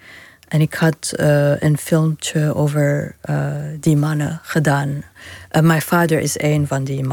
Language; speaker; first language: Dutch; non-native, fluent; Arabic